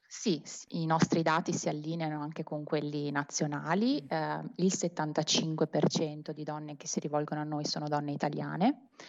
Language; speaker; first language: Italian; native; Italian